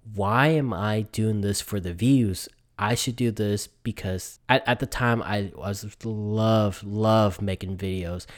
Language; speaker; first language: English; early bilingual, other home language; Vietnamese